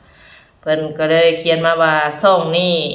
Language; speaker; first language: Thai; non-native, local second language; Lao